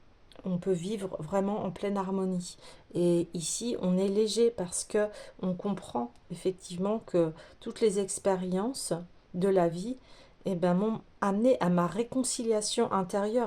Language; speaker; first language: French; native; French